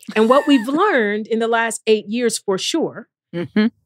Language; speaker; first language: English; native; English